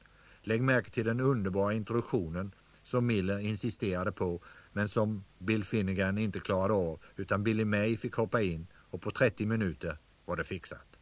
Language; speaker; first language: Swedish; native; Swedish